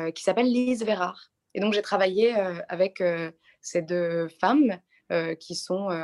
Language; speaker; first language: French; native; French